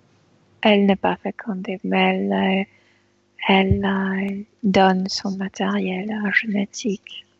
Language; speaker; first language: French; non-native, fluent; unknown